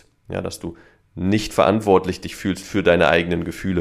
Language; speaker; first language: German; native; German